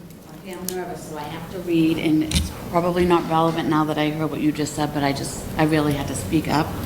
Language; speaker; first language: English; native; English